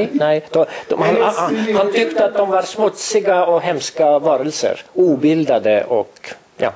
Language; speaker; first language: Swedish; non-native, fluent; Estonian